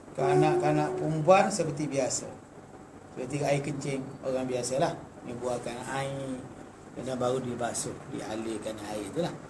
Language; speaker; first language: Malay; native; Malay